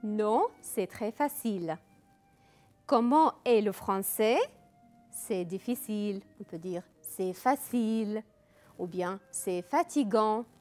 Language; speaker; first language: French; non-native, local second language; Arabic